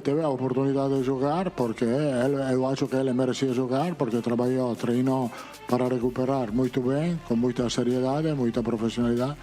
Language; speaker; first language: Portuguese; non-native, fluent; Italian